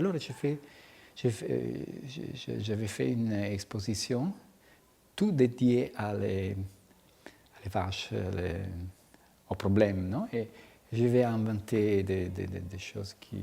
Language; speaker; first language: French; non-native, fluent; Italian